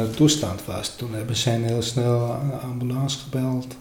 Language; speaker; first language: Dutch; non-native, learner; Armenian